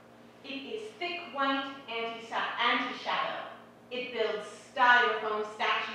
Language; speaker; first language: English; native; English